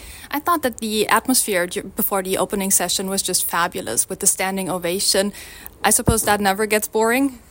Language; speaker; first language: English; non-native, fluent; German